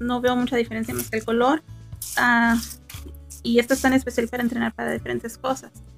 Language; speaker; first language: Spanish; early bilingual, heritage; Spanish